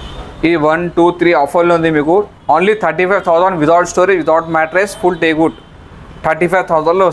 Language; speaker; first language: Telugu; non-native, local second language; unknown